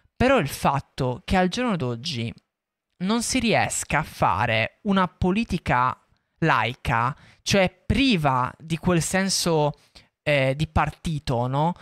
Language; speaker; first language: Italian; native; Italian